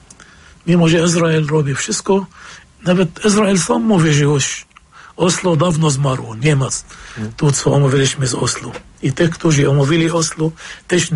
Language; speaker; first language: Polish; non-native, fluent; Arabic